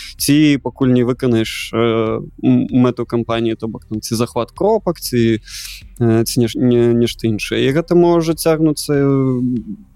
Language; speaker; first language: Belarusian; non-native, local second language; Russian